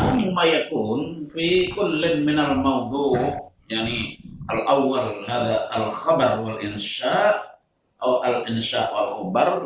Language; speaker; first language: Arabic; non-native, fluent; Indonesian